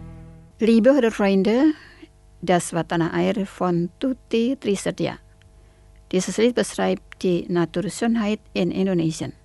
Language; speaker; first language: German; non-native, fluent; Indonesian